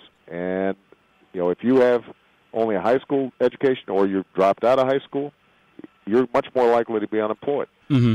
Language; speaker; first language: English; native; English